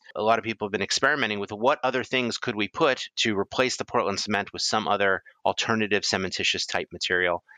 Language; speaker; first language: English; native; English